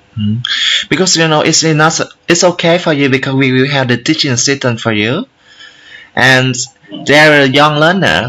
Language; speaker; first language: English; non-native, learner; Vietnamese